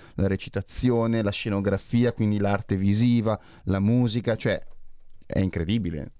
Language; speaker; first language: Italian; native; Italian